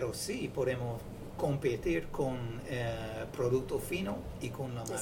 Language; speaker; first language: Spanish; non-native, fluent; English